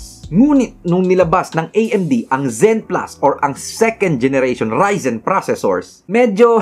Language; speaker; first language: Filipino; native; Filipino